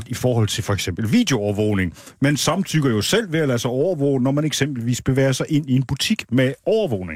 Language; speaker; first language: Danish; native; Danish